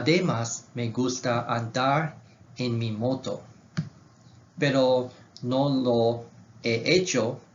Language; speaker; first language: Spanish; non-native, learner; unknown